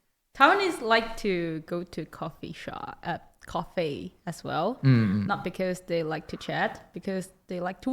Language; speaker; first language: English; non-native, learner; Chinese